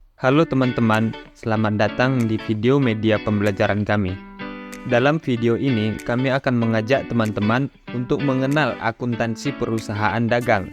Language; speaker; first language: Indonesian; native; Indonesian